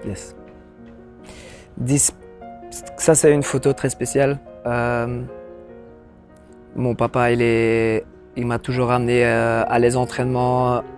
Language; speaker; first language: French; non-native, local second language; Dutch